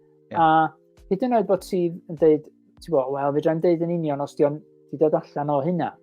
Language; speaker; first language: Welsh; native; Welsh